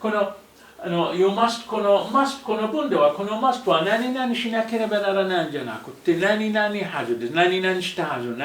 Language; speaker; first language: Japanese; non-native, fluent; Arabic